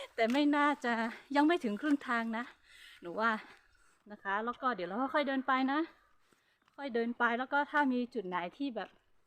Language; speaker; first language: Thai; non-native, local second language; Hmong